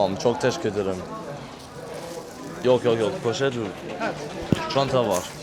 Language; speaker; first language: Turkish; non-native, learner; English